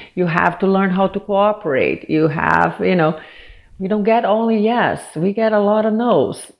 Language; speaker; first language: English; non-native, fluent; Portuguese